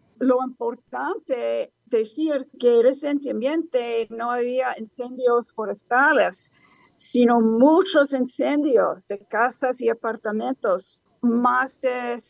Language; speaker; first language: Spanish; non-native, learner; English